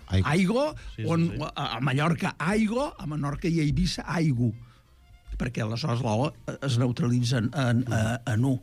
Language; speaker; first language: Catalan; native; Catalan